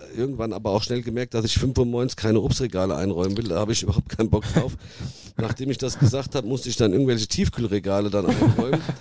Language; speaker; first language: German; early bilingual, other home language; Italian